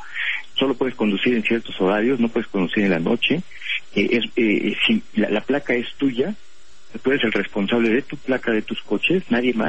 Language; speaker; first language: Spanish; native; Spanish